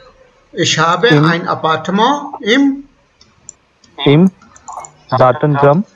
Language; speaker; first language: German; non-native, learner; Hindi